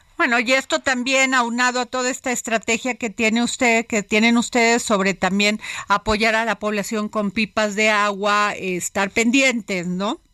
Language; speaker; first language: Spanish; native; Spanish